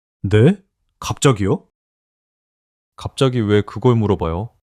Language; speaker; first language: Korean; early bilingual, heritage; English